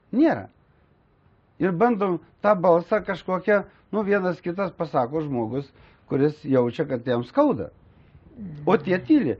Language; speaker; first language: Lithuanian; native; Lithuanian